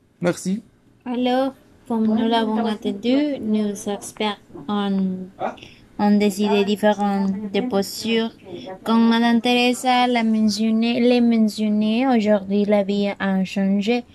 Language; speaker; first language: French; non-native, learner; Spanish